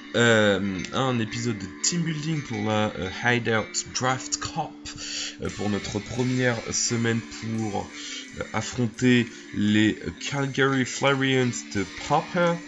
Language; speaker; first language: French; native; French